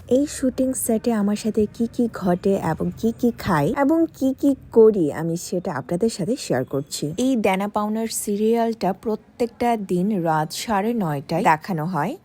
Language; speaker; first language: Bangla; non-native, local second language; Marma